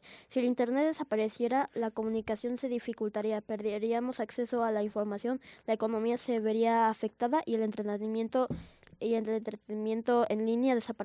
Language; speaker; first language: Spanish; native; Spanish